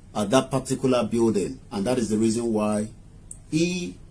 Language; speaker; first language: English; non-native, local second language; Yoruba